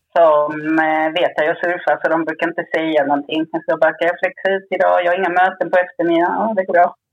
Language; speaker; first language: Swedish; early bilingual, other home language; Spanish